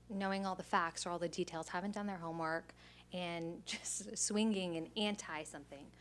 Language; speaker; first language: English; native; English